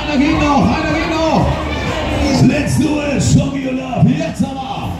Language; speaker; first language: German; native; German